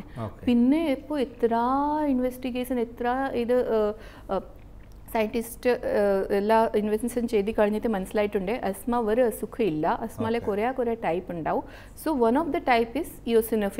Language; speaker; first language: Malayalam; non-native, fluent; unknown